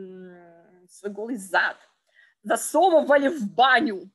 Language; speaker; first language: Russian; native; Russian